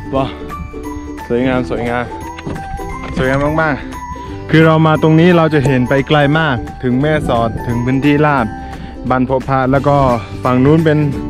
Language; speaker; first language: Thai; non-native, local second language; Karen languages